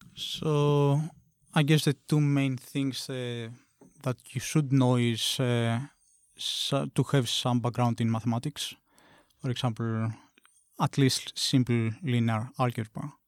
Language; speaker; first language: English; non-native, fluent; Greek